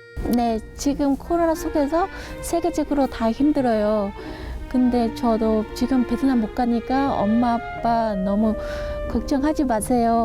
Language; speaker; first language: Korean; non-native, learner; Vietnamese